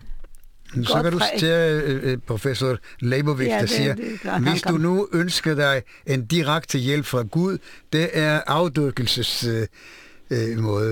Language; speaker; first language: Danish; non-native, fluent; Hebrew